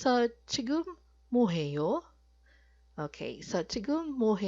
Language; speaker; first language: Korean; non-native, fluent; Filipino